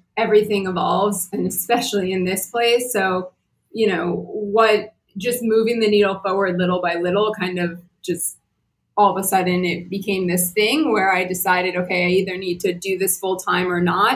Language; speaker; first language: English; native; English